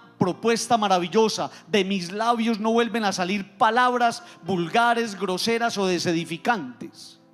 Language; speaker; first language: Spanish; native; Spanish